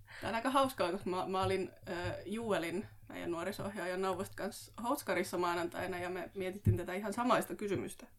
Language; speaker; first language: Finnish; native; Finnish